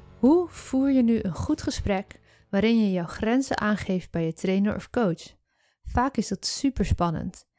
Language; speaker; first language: Dutch; native; Dutch